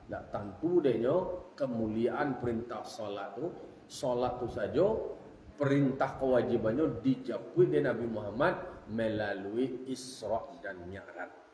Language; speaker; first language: Malay; non-native, local second language; Minangkabau